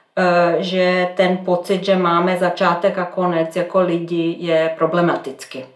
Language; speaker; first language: Czech; non-native, fluent; Serbian